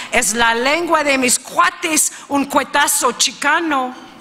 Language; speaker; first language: Spanish; early bilingual, heritage; Spanish